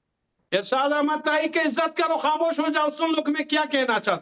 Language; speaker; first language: Hindi; non-native, fluent; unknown